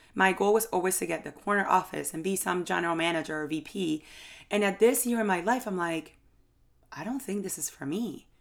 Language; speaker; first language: English; non-native, fluent; Spanish